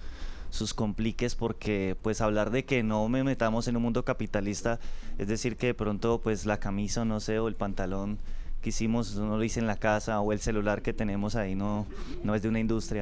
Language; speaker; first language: Spanish; native; Spanish